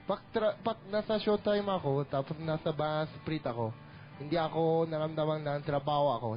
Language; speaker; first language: Filipino; non-native, learner; Korean